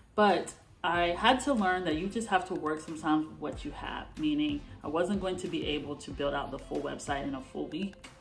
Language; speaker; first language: English; native; English